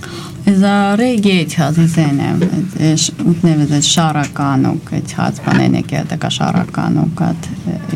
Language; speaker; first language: Hungarian; non-native, fluent; Armenian